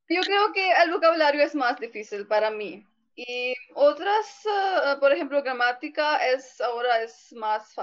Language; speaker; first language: Spanish; non-native, learner; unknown